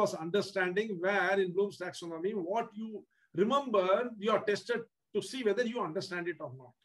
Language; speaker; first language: English; non-native, local second language; Tamil